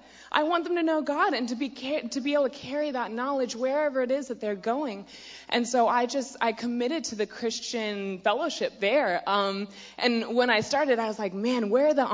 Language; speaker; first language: English; native; English